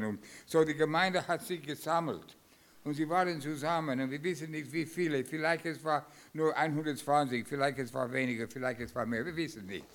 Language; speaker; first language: German; non-native, fluent; English